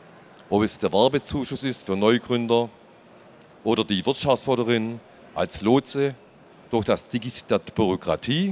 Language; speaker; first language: German; native; German